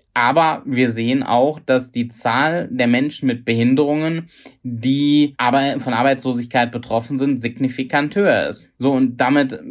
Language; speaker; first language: German; native; German